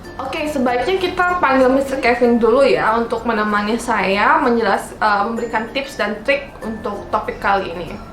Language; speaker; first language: Indonesian; native; Indonesian